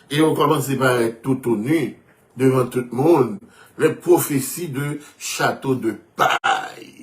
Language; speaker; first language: French; non-native, local second language; Haitian Creole